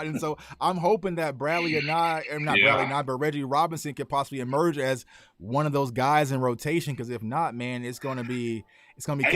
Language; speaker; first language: English; native; English